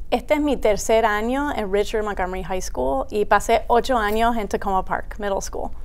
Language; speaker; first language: Spanish; early bilingual, heritage; Spanish